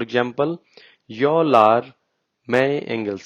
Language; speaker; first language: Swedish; non-native, learner; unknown